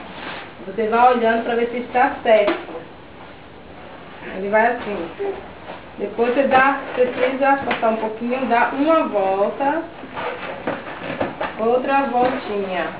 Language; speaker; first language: Portuguese; native; Portuguese